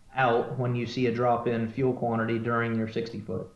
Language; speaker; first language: English; native; English